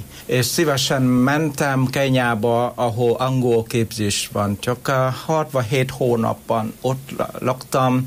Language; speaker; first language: Hungarian; non-native, learner; Vietnamese